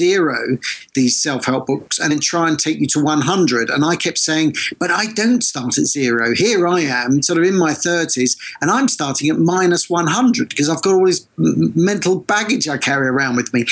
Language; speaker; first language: English; native; English